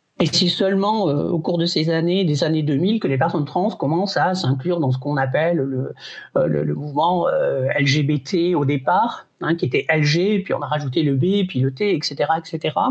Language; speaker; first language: French; native; French